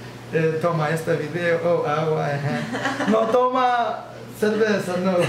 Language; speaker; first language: Spanish; non-native, learner; English